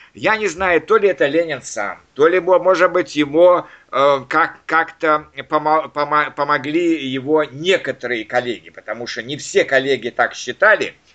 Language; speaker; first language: Russian; native; Russian